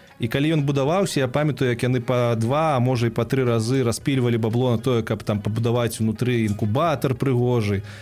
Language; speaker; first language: Belarusian; non-native, local second language; Russian